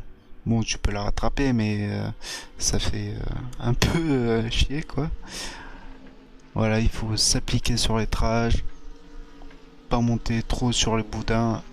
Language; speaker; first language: French; native; French